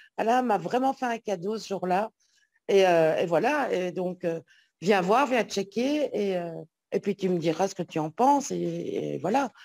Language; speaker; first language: French; native; French